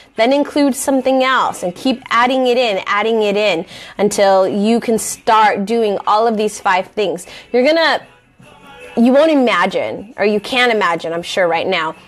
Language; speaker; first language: English; native; English